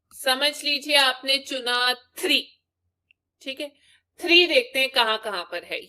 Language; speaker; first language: Hindi; non-native, local second language; Punjabi